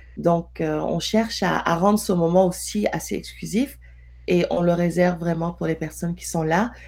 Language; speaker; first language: French; non-native, local second language; Wolof